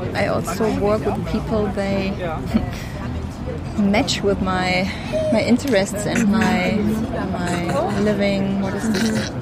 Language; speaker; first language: English; non-native, learner; German